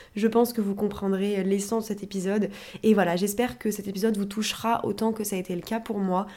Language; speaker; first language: French; native; French